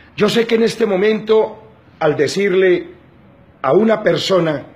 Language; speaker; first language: Spanish; native; Spanish